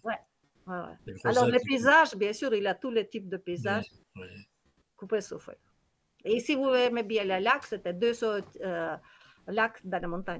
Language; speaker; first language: French; non-native, learner; Kyrgyz